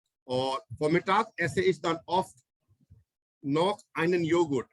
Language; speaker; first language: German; non-native, fluent; Hindi